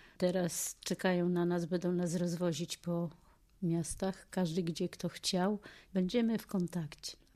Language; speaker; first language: Polish; native; Polish